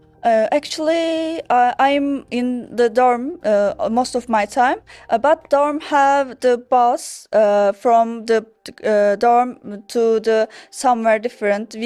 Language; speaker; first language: English; non-native, learner; Turkish